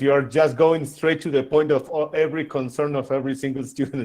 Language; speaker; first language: English; non-native, fluent; Spanish